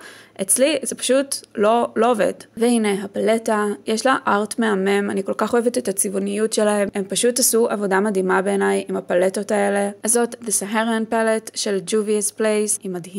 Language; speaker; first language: Hebrew; native; Hebrew